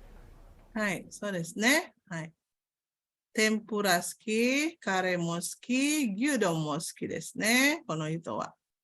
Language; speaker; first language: Japanese; non-native, fluent; Indonesian